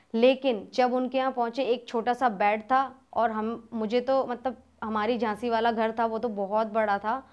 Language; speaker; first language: Hindi; native; Hindi